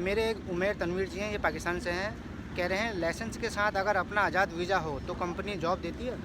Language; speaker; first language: Hindi; native; Hindi